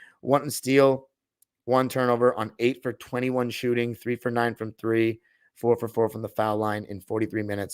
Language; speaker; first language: English; native; English